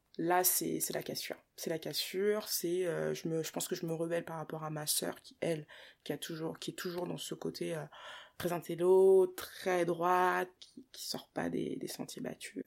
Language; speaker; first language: French; early bilingual, other home language; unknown